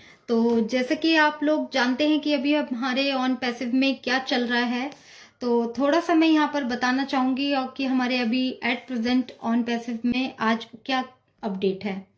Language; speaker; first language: Hindi; native; Hindi